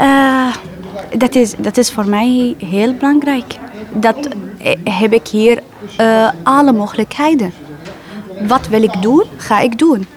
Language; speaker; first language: Dutch; non-native, learner; Arabic